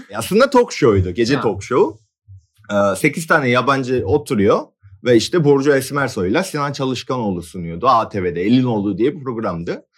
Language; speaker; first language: Turkish; non-native, fluent; Korean